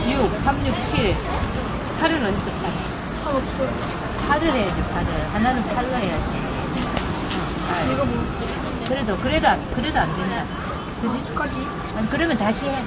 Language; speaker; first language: Korean; native; Korean